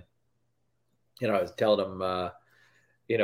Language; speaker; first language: English; native; English